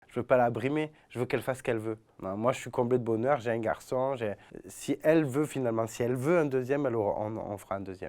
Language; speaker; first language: French; native; French